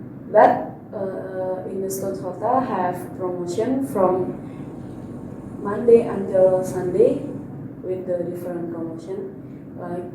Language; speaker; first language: English; non-native, learner; Indonesian